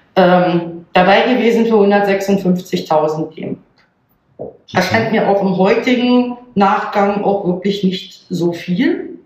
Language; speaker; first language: German; native; German